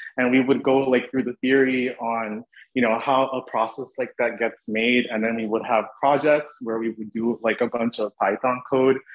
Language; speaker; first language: English; native; English